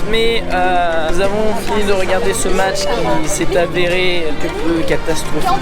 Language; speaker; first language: French; native; French